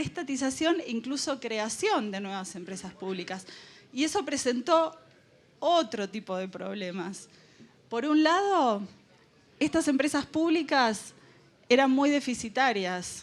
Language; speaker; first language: Spanish; native; Spanish